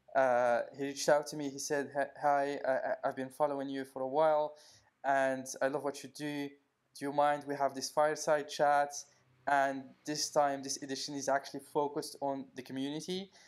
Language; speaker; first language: English; non-native, fluent; Arabic